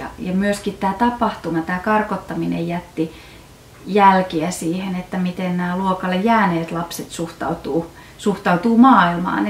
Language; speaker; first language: Finnish; native; Finnish